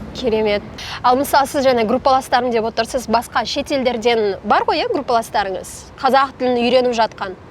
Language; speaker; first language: Kazakh; native; Kazakh